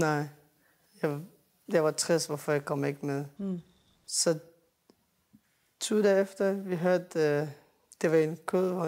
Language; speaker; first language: Danish; non-native, learner; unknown